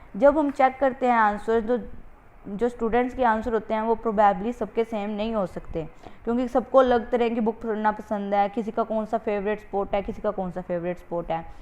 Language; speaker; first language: Hindi; native; Hindi